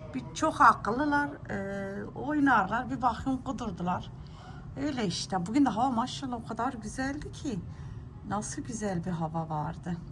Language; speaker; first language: Turkish; early bilingual, heritage; Turkish